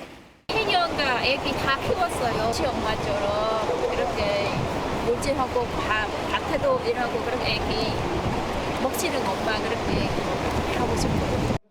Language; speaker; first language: Korean; non-native, learner; Vietnamese